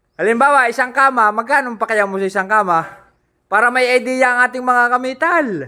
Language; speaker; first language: Filipino; native; Filipino